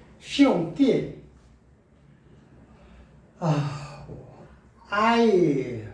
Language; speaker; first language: Korean; native; Korean